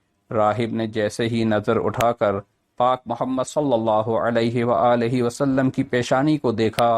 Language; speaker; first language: Urdu; native; Urdu